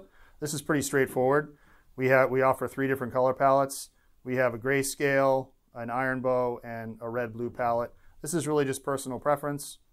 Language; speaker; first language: English; native; English